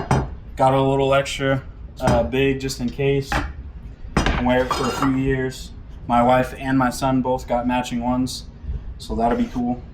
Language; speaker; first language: English; native; English